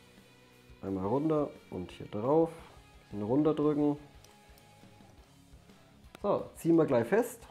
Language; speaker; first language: German; native; German